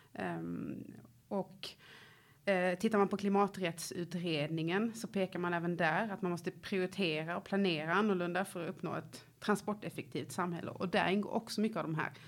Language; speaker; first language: Swedish; native; Swedish